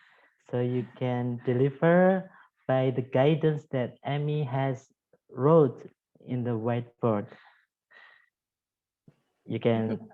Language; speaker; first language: English; non-native, fluent; Indonesian